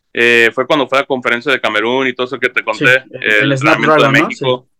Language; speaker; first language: Spanish; early bilingual, heritage; Spanish